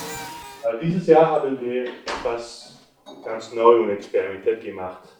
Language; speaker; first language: German; non-native, local second language; French